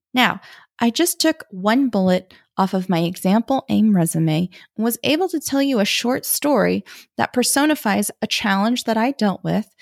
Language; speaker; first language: English; early bilingual, other home language; German